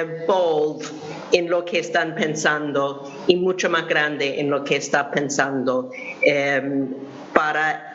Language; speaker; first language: Spanish; non-native, fluent; English